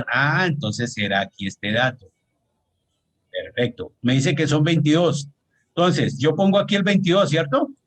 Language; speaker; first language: Spanish; native; Spanish